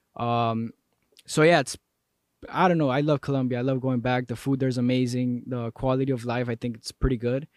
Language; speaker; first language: English; early bilingual, other home language; Spanish